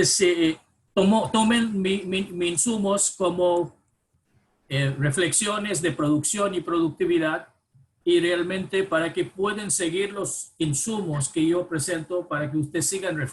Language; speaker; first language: Spanish; non-native, fluent; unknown